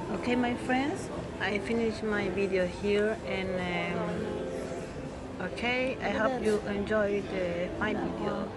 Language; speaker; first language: English; non-native, learner; Spanish